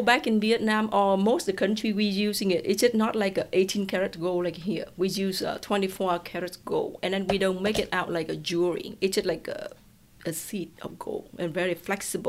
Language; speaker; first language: English; non-native, fluent; Vietnamese